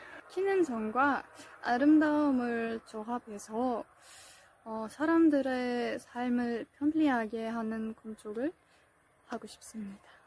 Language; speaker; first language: Korean; non-native, fluent; Russian